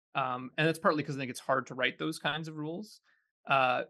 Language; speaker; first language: English; native; English